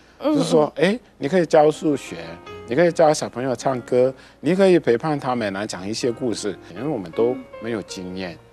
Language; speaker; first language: Chinese; non-native, fluent; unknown